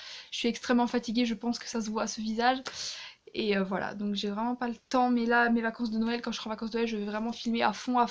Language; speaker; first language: French; native; French